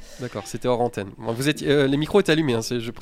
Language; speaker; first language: French; native; French